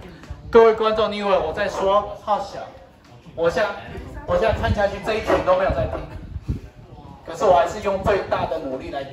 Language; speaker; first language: Chinese; native; Chinese